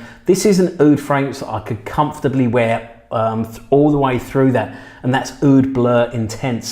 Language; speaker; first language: English; native; English